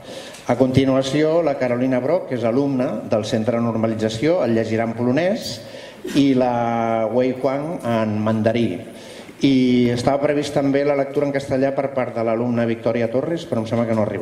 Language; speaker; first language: Catalan; native; Catalan